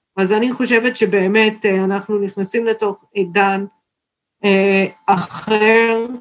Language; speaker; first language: Hebrew; non-native, fluent; English